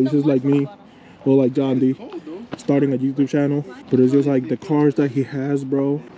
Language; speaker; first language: English; early bilingual, other home language; Spanish